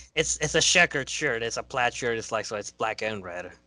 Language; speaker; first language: English; non-native, fluent; Spanish